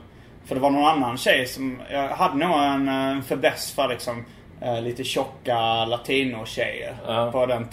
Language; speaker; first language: Swedish; native; Swedish